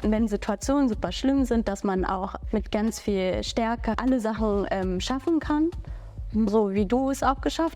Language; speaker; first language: German; early bilingual, other home language; Bangla